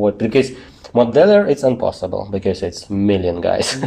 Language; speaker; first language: English; non-native, learner; Russian